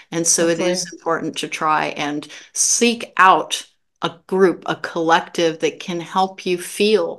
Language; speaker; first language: English; native; English